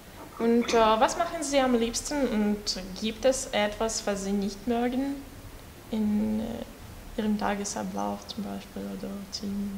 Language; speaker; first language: German; non-native, learner; Russian